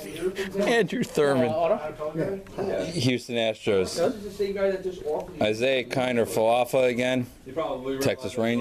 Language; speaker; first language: English; native; English